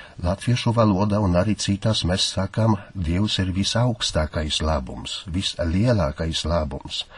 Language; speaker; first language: Latvian; non-native, fluent; Polish